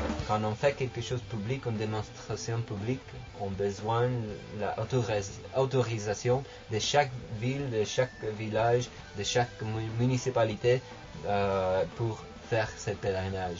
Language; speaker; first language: French; non-native, fluent; English